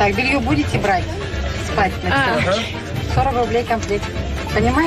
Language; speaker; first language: Russian; native; Russian